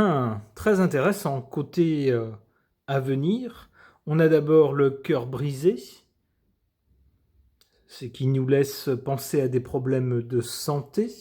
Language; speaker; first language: French; native; French